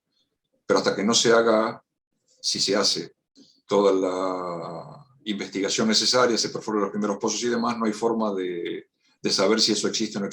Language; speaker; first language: Spanish; native; Spanish